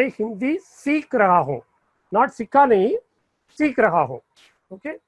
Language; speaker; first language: Hindi; non-native, fluent; Tamil